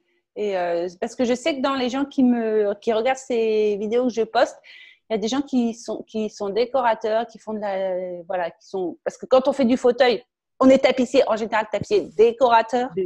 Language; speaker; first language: French; native; French